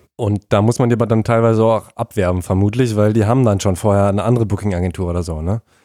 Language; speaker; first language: German; native; German